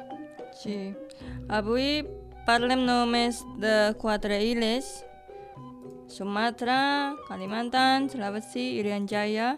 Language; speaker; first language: Catalan; non-native, learner; Indonesian